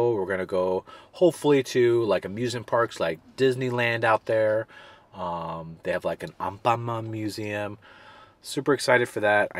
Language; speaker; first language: English; native; English